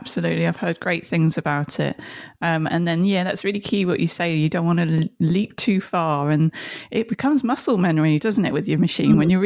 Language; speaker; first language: English; native; English